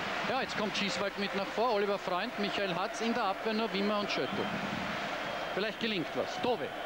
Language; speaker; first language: German; native; German